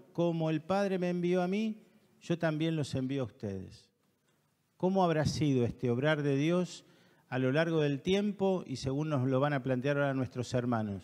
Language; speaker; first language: Spanish; native; Spanish